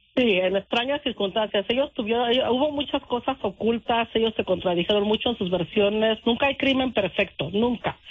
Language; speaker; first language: Spanish; native; Spanish